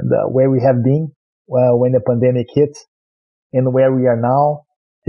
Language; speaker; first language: English; non-native, fluent; Portuguese